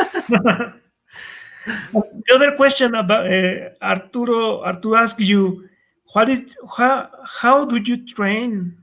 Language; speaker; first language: English; non-native, fluent; Spanish